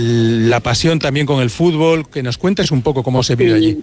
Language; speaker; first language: Spanish; native; Spanish